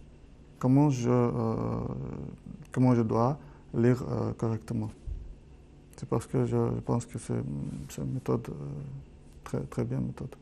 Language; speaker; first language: French; non-native, learner; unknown